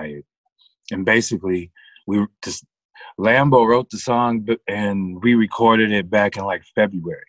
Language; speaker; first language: English; native; English